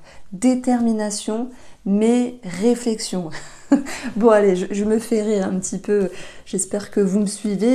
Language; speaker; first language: French; native; French